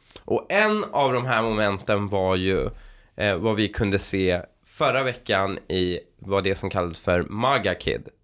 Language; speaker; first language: Swedish; early bilingual, other home language; Persian